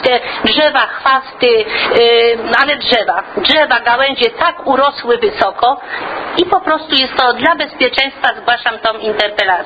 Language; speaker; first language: Polish; native; Polish